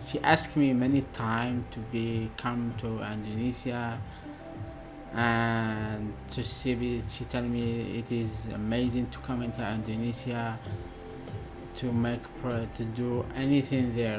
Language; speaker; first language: English; non-native, learner; Arabic